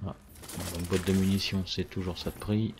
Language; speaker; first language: French; native; French